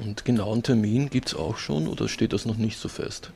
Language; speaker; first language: German; native; German